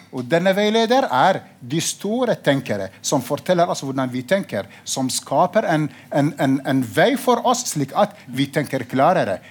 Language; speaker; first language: Norwegian; non-native, fluent; Arabic